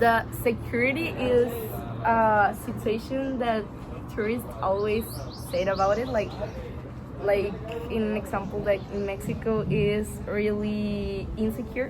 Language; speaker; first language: English; non-native, learner; Spanish